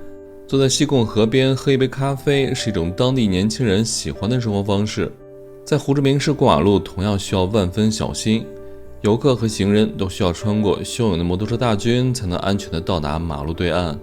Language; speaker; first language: Chinese; native; Chinese